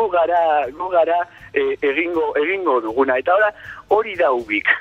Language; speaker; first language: Basque; non-native, learner; Spanish